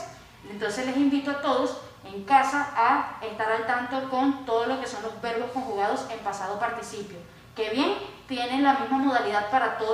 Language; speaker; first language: Spanish; native; Spanish